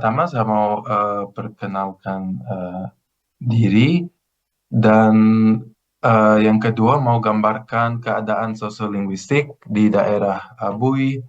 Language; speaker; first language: Indonesian; non-native, fluent; Greek